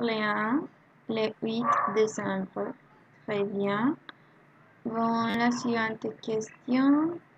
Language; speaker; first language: French; non-native, learner; Spanish